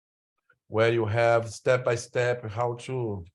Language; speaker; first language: English; non-native, learner; Portuguese